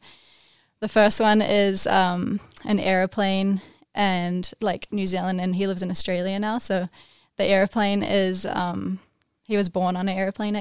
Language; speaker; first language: English; native; English